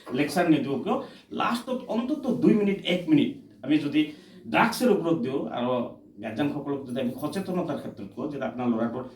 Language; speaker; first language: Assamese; native; Assamese